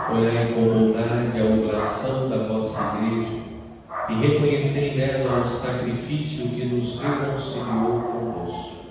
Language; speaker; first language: Portuguese; native; Portuguese